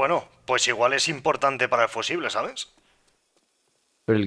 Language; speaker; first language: Spanish; native; Spanish